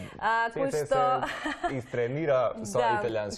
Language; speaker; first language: Macedonian; native; Macedonian